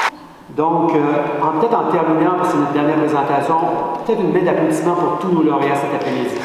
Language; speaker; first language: French; native; French